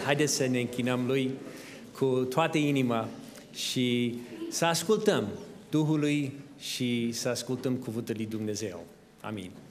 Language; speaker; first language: Romanian; non-native, fluent; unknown